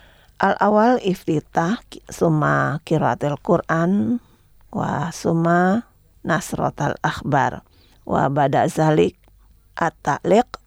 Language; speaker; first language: Arabic; non-native, learner; Indonesian